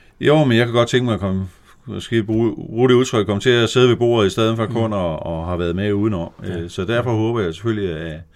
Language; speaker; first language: Danish; native; Danish